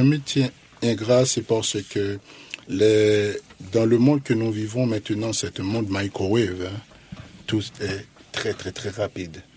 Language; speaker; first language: French; non-native, local second language; Haitian Creole